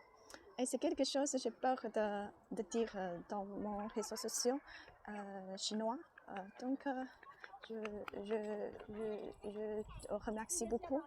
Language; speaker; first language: French; non-native, learner; Chinese